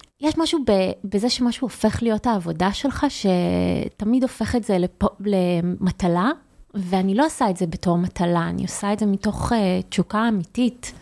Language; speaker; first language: Hebrew; native; Hebrew